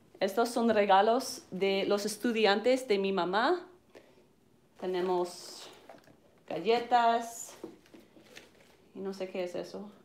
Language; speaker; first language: Spanish; non-native, learner; English